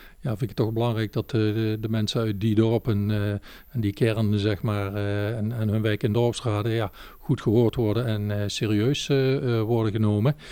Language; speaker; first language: Dutch; native; Dutch